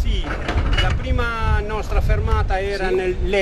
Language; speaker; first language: Italian; non-native, learner; Albanian